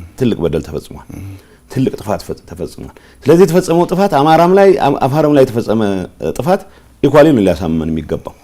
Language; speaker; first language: Amharic; non-native, local second language; Tigrinya